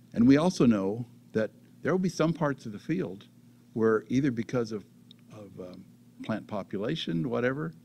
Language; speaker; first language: English; native; English